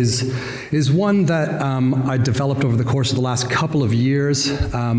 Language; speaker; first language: English; native; English